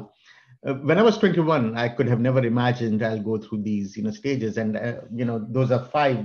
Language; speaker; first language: English; non-native, local second language; Hindi